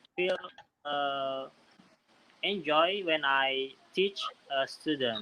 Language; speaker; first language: English; non-native, learner; Indonesian